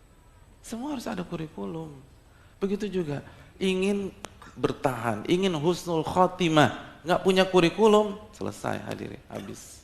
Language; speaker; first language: Indonesian; native; Indonesian